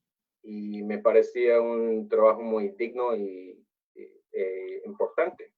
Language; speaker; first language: Spanish; non-native, fluent; English